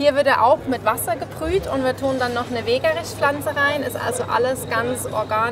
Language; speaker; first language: German; native; German